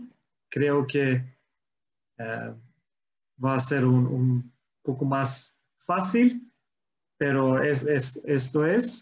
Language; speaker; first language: Spanish; non-native, fluent; English